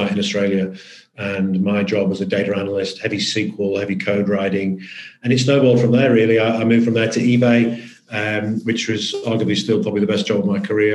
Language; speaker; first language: English; native; English